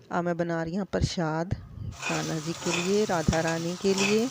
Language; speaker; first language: Hindi; non-native, local second language; Punjabi